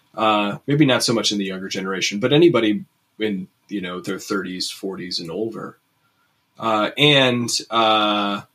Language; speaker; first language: English; native; English